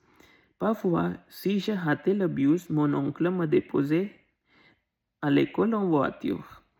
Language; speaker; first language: French; non-native, learner; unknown